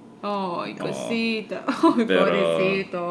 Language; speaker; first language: Spanish; early bilingual, heritage; Spanish